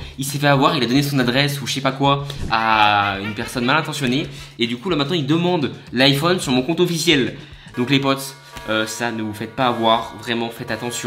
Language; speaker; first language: French; native; French